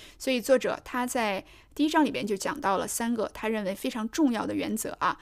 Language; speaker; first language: Chinese; native; Chinese